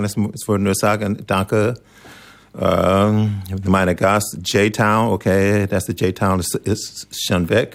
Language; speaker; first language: German; non-native, learner; English